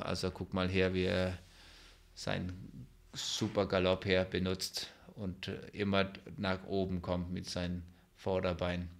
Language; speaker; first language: German; non-native, fluent; Danish